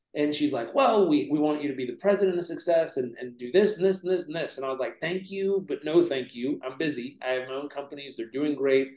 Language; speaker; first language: English; native; English